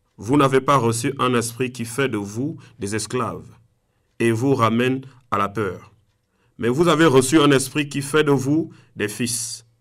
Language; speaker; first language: French; non-native, local second language; Fang